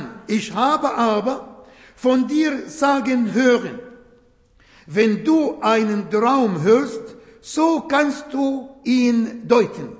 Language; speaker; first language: German; non-native, fluent; Arabic